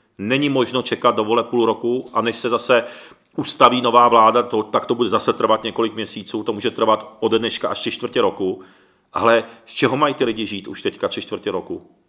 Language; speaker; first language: Czech; early bilingual, other home language; Japanese